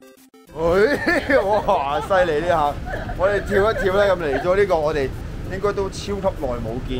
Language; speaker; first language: Cantonese; native; Cantonese